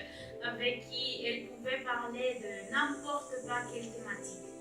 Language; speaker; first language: French; non-native, learner; Spanish